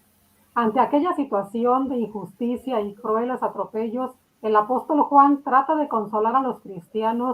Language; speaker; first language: Spanish; native; Spanish